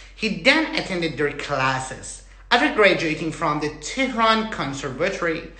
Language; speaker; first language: English; non-native, fluent; Persian